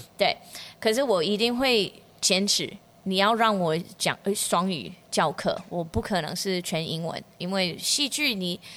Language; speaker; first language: Chinese; non-native, fluent; English